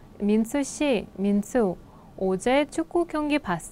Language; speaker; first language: Korean; non-native, fluent; Russian